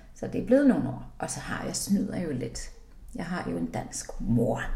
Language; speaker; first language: Danish; early bilingual, heritage; Icelandic